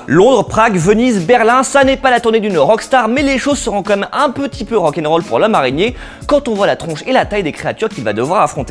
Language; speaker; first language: French; native; French